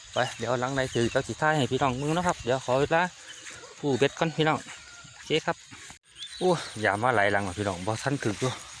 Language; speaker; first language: Thai; native; Thai